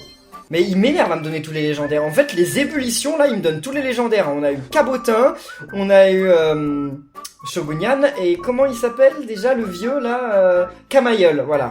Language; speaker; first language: French; native; French